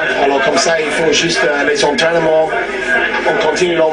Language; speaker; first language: French; non-native, fluent; English